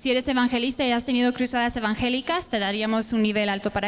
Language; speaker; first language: Spanish; native; Spanish